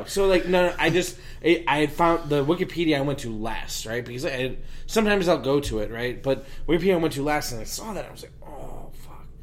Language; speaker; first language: English; native; English